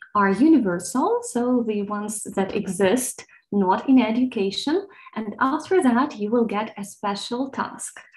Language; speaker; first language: English; non-native, fluent; Ukrainian